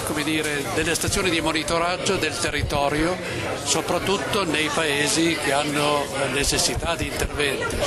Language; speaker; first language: Italian; native; Italian